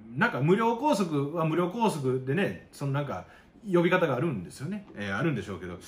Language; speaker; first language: Japanese; native; Japanese